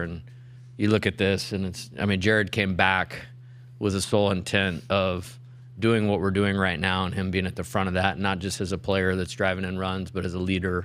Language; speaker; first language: English; native; English